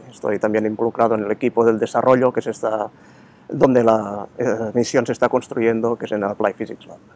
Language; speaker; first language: Spanish; native; Spanish